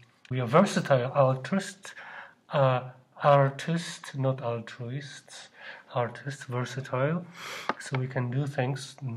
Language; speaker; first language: English; non-native, fluent; Polish